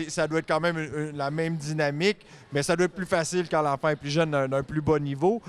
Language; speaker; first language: French; native; French